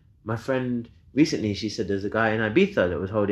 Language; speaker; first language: English; native; English